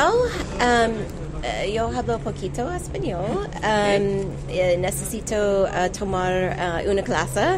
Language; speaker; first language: Spanish; non-native, learner; English